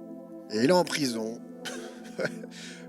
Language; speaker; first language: French; native; French